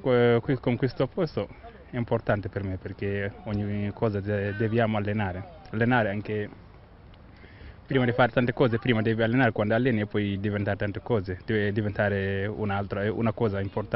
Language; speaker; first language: Italian; non-native, learner; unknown